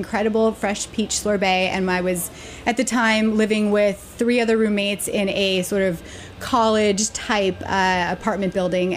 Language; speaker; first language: English; native; English